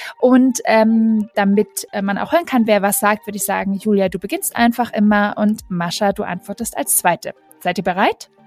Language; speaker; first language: German; native; German